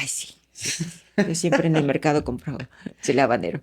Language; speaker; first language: Spanish; non-native, fluent; Japanese